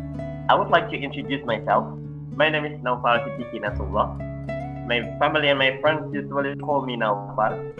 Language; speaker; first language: English; non-native, fluent; Indonesian